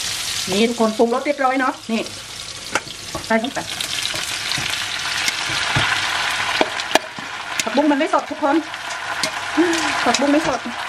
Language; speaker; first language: Thai; native; Thai